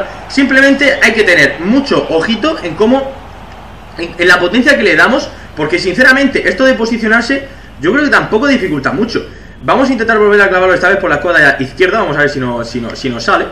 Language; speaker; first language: Spanish; native; Spanish